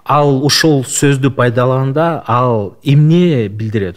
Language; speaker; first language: Kyrgyz; non-native, local second language; Russian